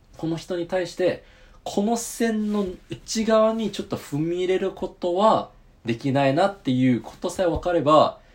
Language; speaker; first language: Japanese; early bilingual, heritage; Japanese